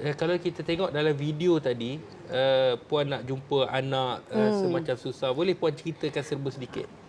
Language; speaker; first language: Malay; native; Malay